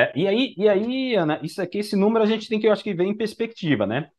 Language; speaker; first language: Portuguese; native; Portuguese